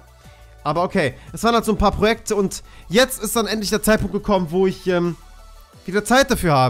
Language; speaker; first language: German; native; German